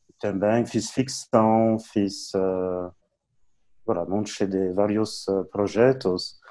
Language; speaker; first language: Portuguese; non-native, fluent; French